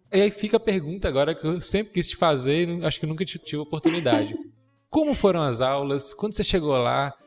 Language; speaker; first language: Portuguese; native; Portuguese